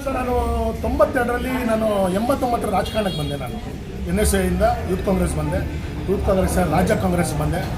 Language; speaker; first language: Kannada; non-native, local second language; Tamil